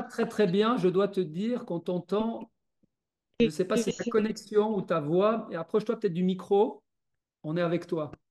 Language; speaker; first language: French; native; French